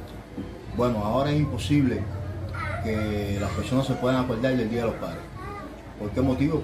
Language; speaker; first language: Spanish; native; Spanish